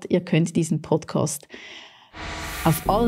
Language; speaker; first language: German; native; German